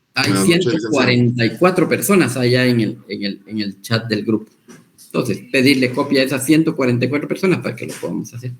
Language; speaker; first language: Spanish; native; Spanish